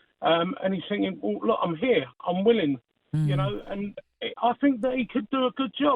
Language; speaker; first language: English; native; English